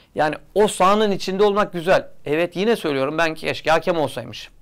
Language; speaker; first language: Turkish; native; Turkish